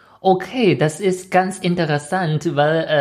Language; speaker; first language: German; non-native, fluent; Chinese